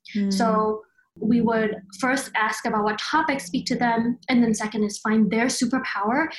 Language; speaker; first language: English; early bilingual, other home language; Chinese